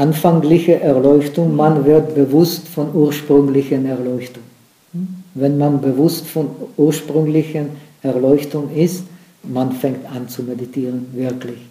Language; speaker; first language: German; non-native, fluent; Czech